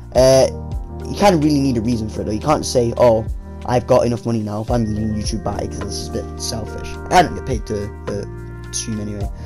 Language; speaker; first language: English; native; English